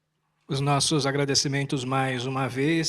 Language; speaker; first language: Portuguese; native; Portuguese